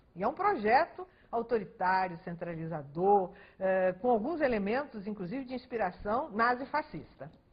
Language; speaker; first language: Portuguese; early bilingual, other home language; Spanish